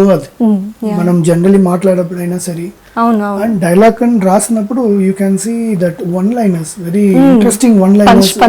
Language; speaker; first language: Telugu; non-native, fluent; Tamil